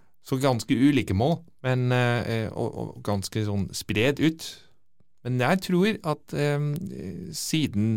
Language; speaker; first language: Norwegian; non-native, fluent; Dutch